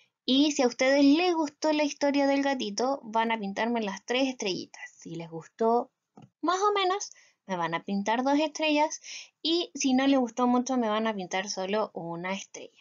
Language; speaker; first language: Spanish; native; Spanish